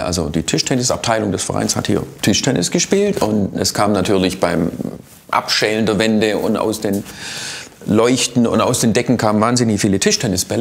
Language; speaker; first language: German; native; German